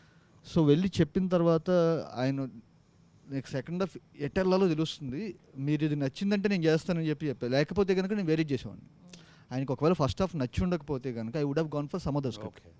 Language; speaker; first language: Telugu; native; Telugu